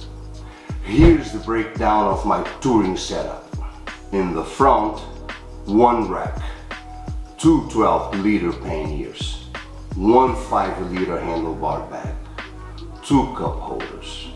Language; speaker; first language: English; non-native, fluent; Portuguese